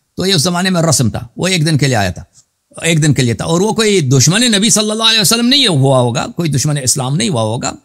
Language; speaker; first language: Urdu; non-native, fluent; Persian